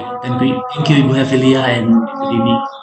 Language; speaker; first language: English; non-native, fluent; Indonesian